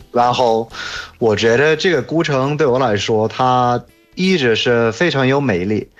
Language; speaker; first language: Chinese; non-native, fluent; English